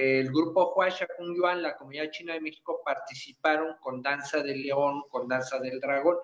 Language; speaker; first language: Spanish; native; Spanish